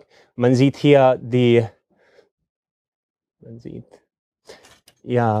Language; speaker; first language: German; non-native, fluent; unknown